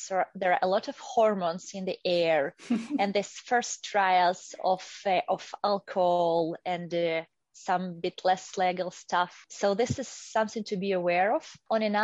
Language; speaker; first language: English; non-native, fluent; Russian